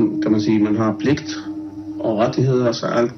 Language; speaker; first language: Danish; non-native, learner; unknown